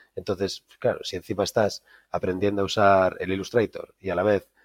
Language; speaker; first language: Spanish; native; Spanish